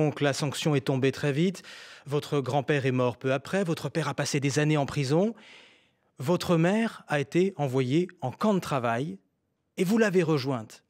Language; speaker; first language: French; native; French